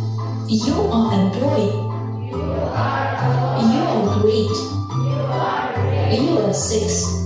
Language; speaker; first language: English; non-native, learner; Indonesian